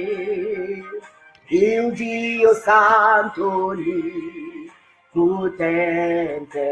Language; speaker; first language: Italian; non-native, fluent; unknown